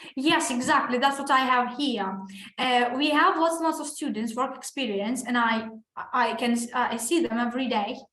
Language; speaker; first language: English; non-native, fluent; Ukrainian